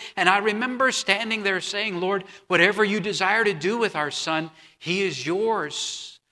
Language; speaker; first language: English; native; English